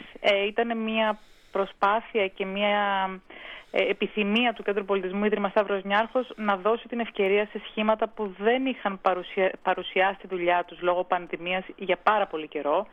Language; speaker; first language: Greek; native; Greek